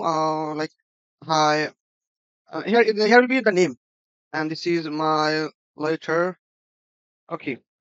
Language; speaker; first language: English; non-native, local second language; Bangla